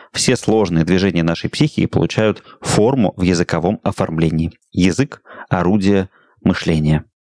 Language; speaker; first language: Russian; native; Russian